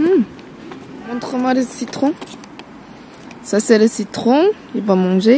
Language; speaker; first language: French; non-native, fluent; Korean